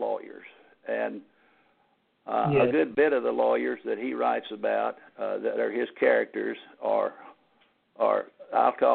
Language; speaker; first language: English; native; English